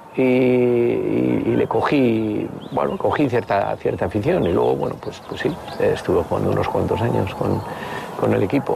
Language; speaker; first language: Spanish; native; Spanish